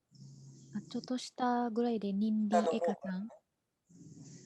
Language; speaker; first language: Japanese; non-native, fluent; Indonesian